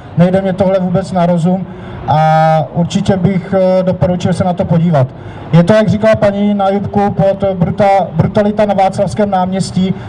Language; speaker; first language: Czech; native; Czech